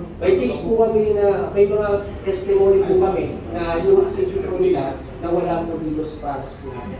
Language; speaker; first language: Filipino; native; Filipino